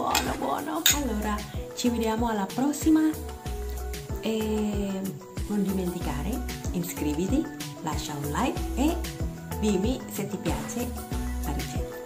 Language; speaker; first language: Italian; non-native, learner; Indonesian